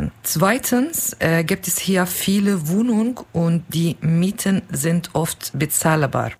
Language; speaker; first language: German; non-native, learner; Kurdish